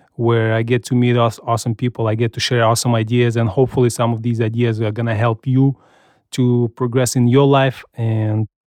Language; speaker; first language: English; non-native, fluent; Russian